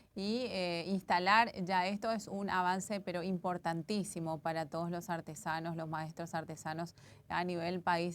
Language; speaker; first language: Spanish; native; Spanish